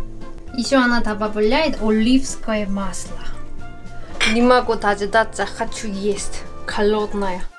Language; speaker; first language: Russian; non-native, fluent; Korean